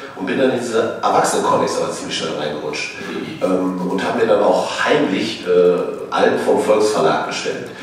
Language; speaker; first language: German; native; German